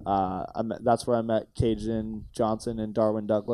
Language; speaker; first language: English; native; English